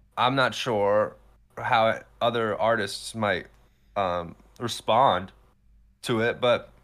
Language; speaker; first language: English; native; English